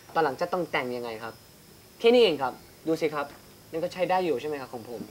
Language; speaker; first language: Thai; non-native, fluent; Korean